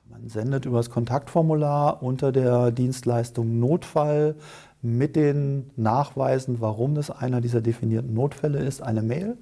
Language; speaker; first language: German; native; German